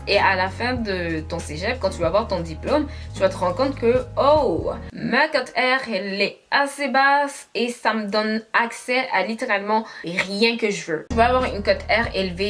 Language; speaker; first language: French; native; French